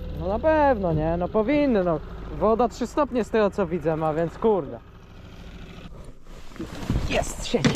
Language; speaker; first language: Polish; native; Polish